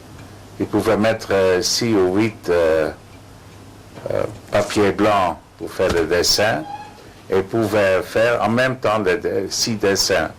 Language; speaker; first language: French; non-native, fluent; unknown